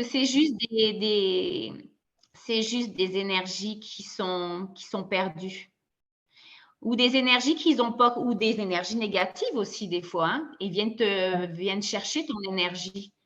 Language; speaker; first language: French; native; French